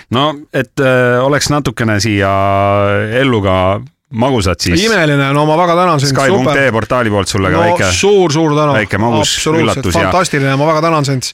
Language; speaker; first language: Estonian; native; Estonian